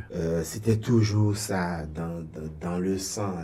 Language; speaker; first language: French; native; French